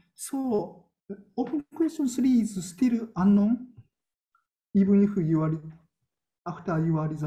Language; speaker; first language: English; non-native, learner; Japanese